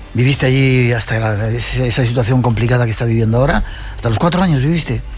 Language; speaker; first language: Spanish; native; Spanish